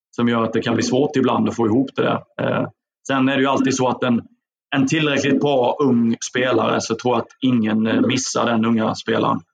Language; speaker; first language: Swedish; native; Swedish